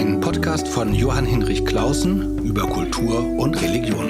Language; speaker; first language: German; native; German